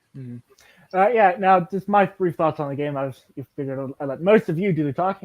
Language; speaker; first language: English; native; English